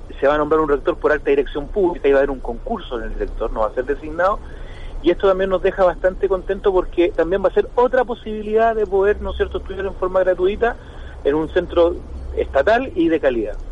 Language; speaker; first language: Spanish; native; Spanish